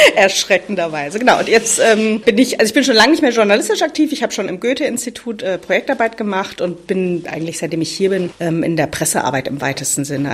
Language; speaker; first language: German; native; German